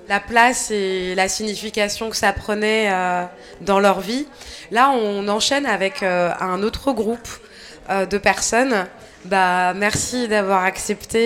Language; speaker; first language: French; native; French